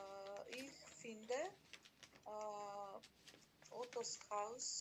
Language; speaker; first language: German; non-native, learner; Macedonian